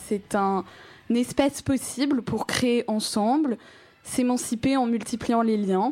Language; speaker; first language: French; native; French